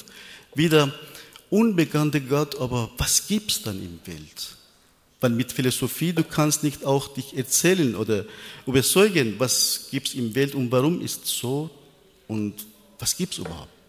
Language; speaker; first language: German; non-native, learner; Persian